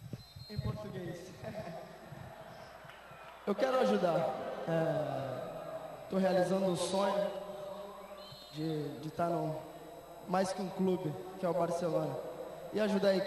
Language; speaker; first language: Spanish; non-native, learner; Portuguese